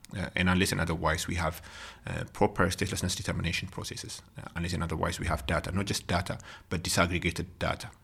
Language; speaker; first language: English; non-native, fluent; Amharic